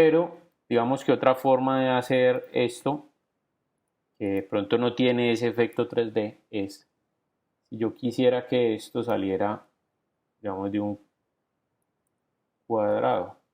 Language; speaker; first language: Spanish; native; Spanish